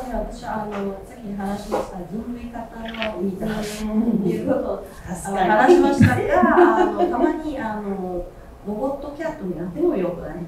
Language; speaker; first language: Japanese; non-native, fluent; Chinese